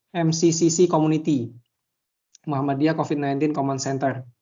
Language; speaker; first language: English; non-native, learner; Indonesian